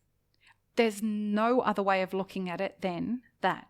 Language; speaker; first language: English; native; English